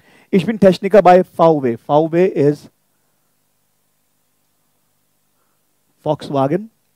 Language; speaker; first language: German; non-native, fluent; Hindi